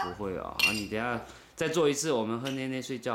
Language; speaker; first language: Chinese; native; Chinese